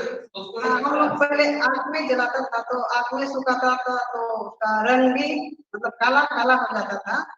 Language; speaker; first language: Hindi; non-native, local second language; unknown